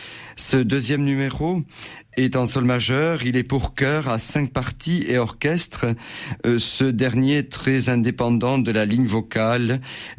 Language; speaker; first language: French; native; French